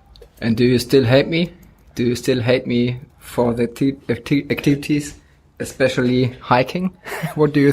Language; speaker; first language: English; non-native, fluent; German